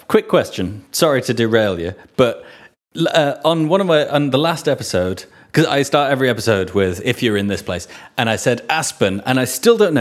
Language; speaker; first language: English; native; English